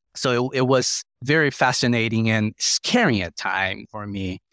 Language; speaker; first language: English; non-native, fluent; Portuguese